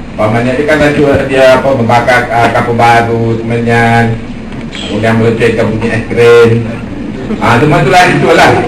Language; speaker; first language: Malay; non-native, local second language; Tamil